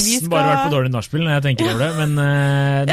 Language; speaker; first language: Norwegian; native; Norwegian